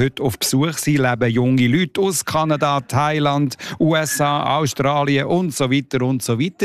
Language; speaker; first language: German; native; German